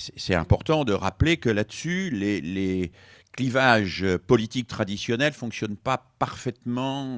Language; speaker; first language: French; native; French